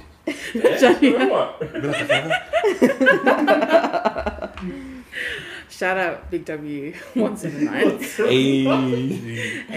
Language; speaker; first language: English; native; English